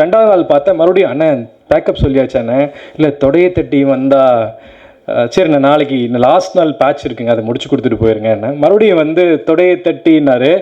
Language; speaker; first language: Tamil; native; Tamil